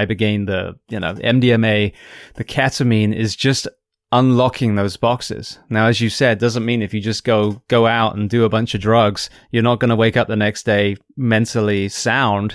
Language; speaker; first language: English; native; English